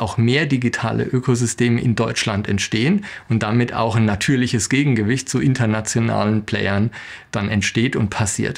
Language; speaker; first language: German; native; German